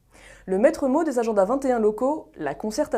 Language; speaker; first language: French; native; French